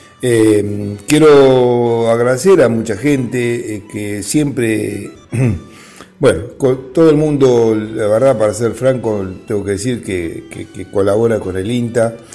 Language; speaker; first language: Spanish; native; Spanish